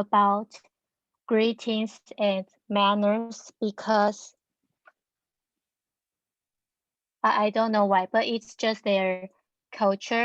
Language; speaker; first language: English; non-native, learner; Chinese